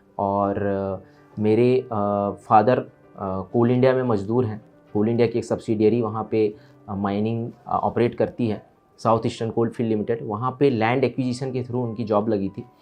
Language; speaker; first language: Hindi; native; Hindi